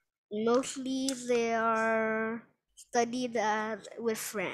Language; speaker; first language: English; non-native, learner; Vietnamese